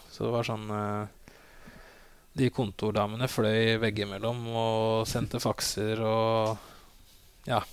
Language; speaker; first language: Norwegian; native; Norwegian